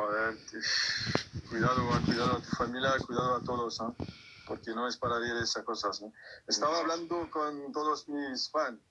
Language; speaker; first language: Spanish; non-native, fluent; French